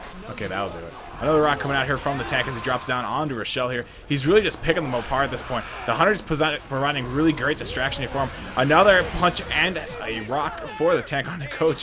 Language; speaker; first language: English; native; English